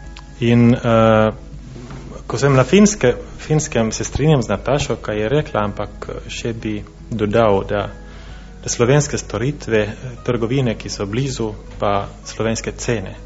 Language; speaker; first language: Slovenian; non-native, fluent; Finnish